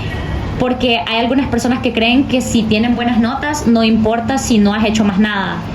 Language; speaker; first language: Spanish; native; Spanish